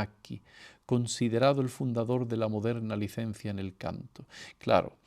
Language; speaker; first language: Spanish; native; Spanish